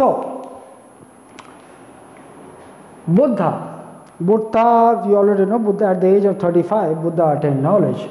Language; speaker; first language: English; non-native, local second language; Hindi